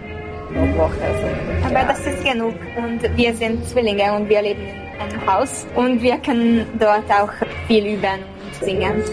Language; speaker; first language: German; non-native, learner; Hungarian